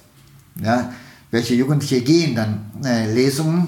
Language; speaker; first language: German; non-native, fluent; Turkish